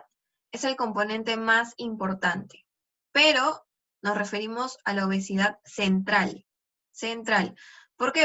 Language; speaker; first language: Spanish; native; Spanish